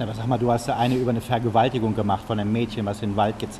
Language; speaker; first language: German; native; German